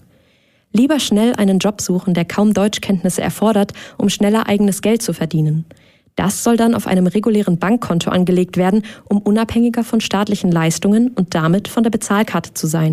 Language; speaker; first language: German; native; German